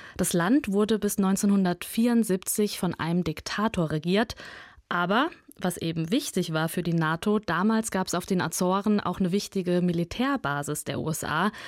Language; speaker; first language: German; early bilingual, other home language; Russian